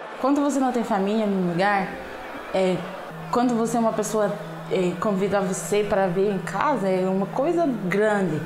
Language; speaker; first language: Portuguese; non-native, fluent; Haitian Creole